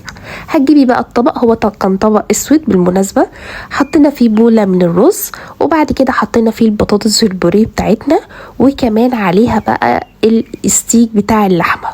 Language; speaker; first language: Arabic; native; Arabic